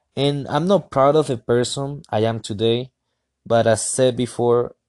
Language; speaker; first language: English; non-native, fluent; Spanish